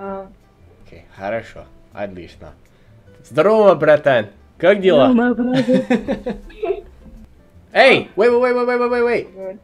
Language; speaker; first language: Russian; non-native, learner; English